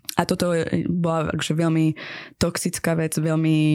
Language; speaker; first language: Slovak; non-native, fluent; Persian